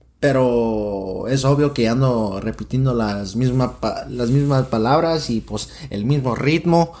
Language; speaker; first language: Spanish; early bilingual, heritage; Spanish